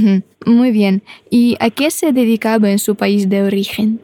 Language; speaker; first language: Spanish; non-native, fluent; Russian